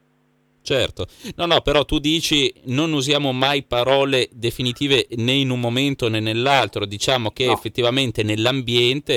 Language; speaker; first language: Italian; native; Italian